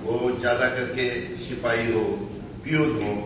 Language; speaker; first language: Hindi; non-native, local second language; Marathi